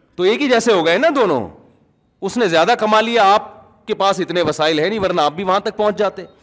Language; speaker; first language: Urdu; native; Urdu